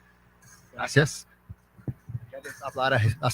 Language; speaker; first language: Spanish; non-native, fluent; Portuguese